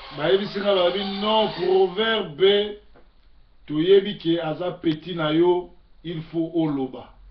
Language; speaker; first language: Lingala; native; Lingala